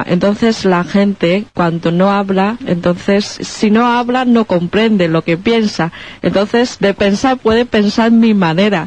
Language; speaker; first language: Spanish; non-native, learner; Chinese